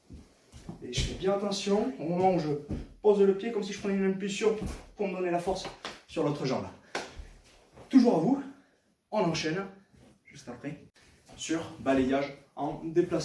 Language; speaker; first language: French; native; French